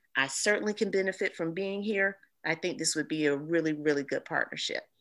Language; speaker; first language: English; native; English